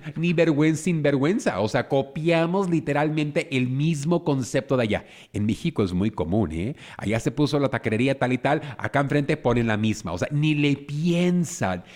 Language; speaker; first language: Spanish; native; Spanish